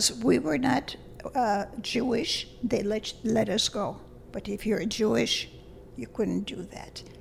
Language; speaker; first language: English; early bilingual, other home language; Lithuanian